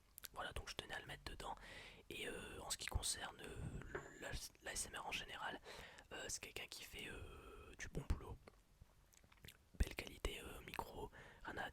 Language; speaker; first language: French; native; French